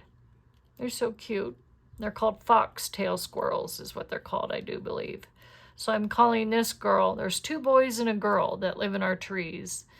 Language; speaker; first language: English; native; English